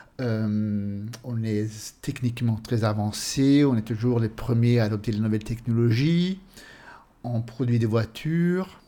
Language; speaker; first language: French; non-native, fluent; Swedish